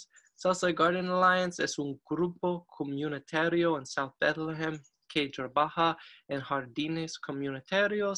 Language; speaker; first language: Spanish; non-native, learner; English